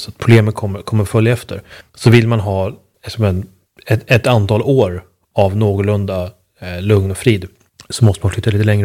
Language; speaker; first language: Swedish; native; Swedish